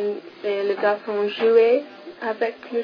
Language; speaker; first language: French; non-native, learner; English